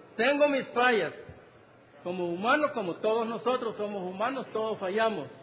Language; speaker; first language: Spanish; native; Spanish